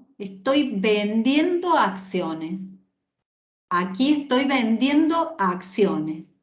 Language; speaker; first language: Spanish; native; Spanish